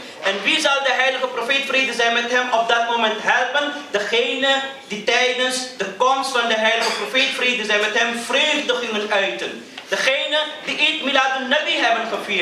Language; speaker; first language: Dutch; early bilingual, other home language; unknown